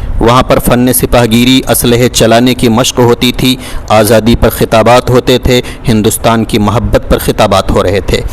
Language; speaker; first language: Urdu; native; Urdu